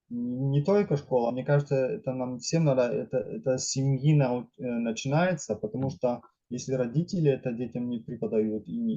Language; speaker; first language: Russian; non-native, fluent; German